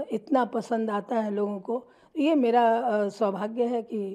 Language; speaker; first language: Hindi; native; Hindi